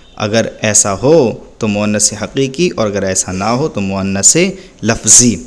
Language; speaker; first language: Urdu; native; Urdu